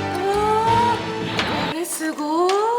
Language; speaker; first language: Korean; non-native, learner; Japanese